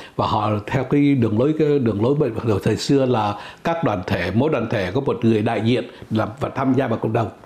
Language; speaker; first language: Vietnamese; native; Vietnamese